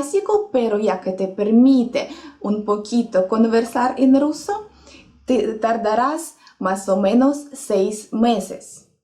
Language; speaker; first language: Spanish; non-native, fluent; Russian